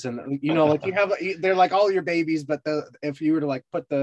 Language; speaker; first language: English; native; English